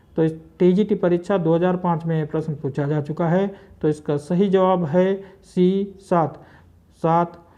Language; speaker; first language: Hindi; native; Hindi